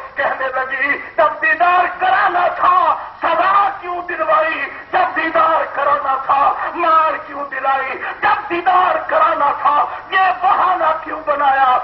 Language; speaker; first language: Urdu; non-native, local second language; Sindhi